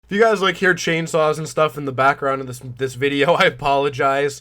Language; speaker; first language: English; native; English